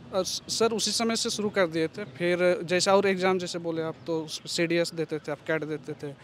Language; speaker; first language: Hindi; native; Hindi